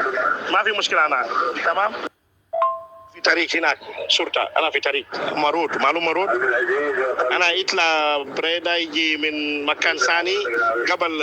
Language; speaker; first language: Arabic; non-native, learner; Amharic